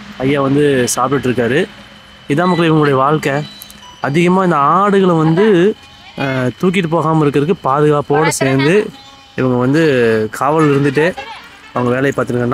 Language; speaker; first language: Tamil; native; Tamil